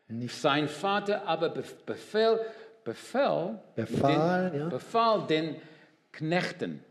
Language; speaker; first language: German; non-native, learner; English